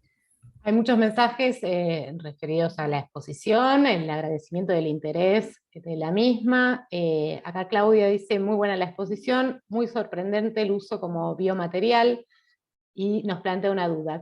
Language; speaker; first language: Spanish; native; Spanish